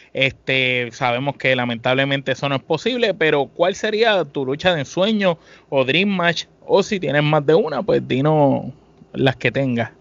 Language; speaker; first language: Spanish; native; Spanish